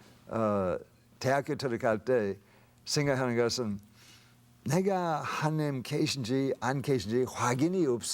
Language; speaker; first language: Korean; non-native, fluent; English